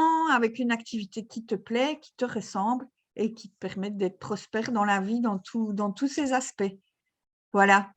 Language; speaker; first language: French; native; French